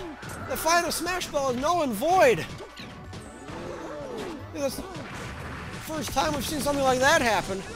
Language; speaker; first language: English; native; English